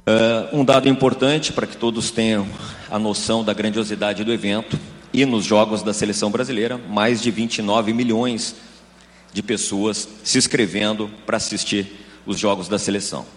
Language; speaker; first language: Portuguese; native; Portuguese